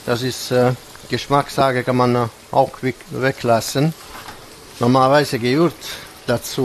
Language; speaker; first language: German; non-native, fluent; Italian